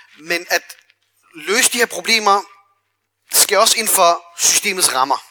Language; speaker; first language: Danish; early bilingual, other home language; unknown